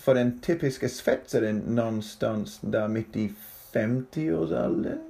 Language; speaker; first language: Swedish; non-native, fluent; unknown